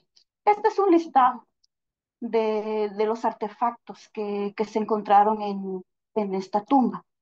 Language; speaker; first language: Spanish; native; Spanish